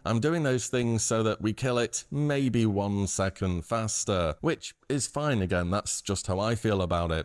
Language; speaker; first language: English; native; English